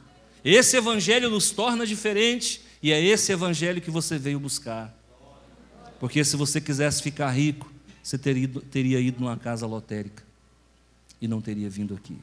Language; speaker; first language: Portuguese; native; Portuguese